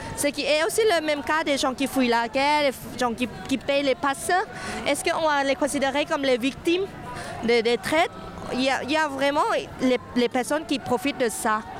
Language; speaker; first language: French; non-native, fluent; Thai